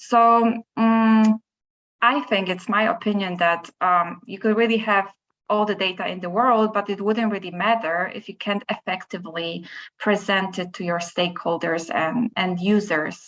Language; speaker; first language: English; non-native, fluent; Polish